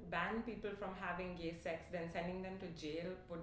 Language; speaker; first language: English; non-native, local second language; Hindi